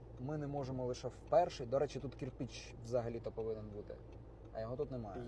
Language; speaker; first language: Ukrainian; native; Ukrainian